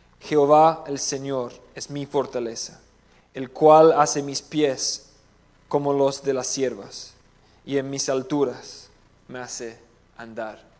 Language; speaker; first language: Spanish; non-native, fluent; English